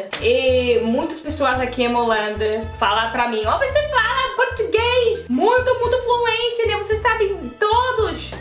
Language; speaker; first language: Portuguese; non-native, learner; Dutch